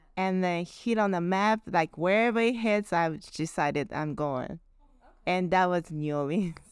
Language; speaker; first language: English; non-native, fluent; Japanese